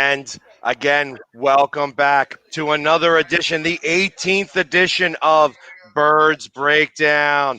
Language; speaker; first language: English; native; English